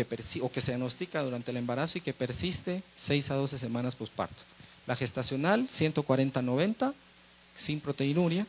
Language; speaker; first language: Spanish; native; Spanish